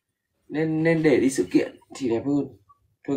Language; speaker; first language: Vietnamese; native; Vietnamese